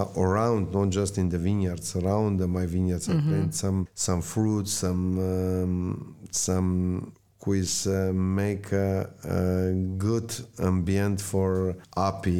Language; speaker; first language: English; non-native, learner; Slovenian